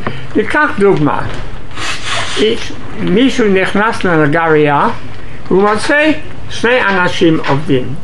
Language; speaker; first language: Hebrew; non-native, fluent; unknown